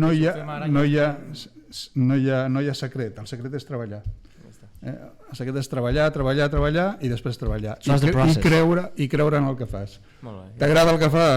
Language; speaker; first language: Catalan; native; Catalan